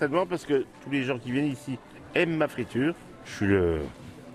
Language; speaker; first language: French; native; French